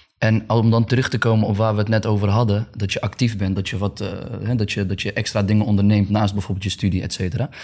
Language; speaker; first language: Dutch; early bilingual, other home language; Arabic